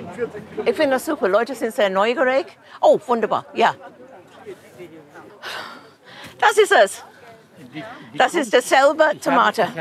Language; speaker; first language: German; non-native, fluent; English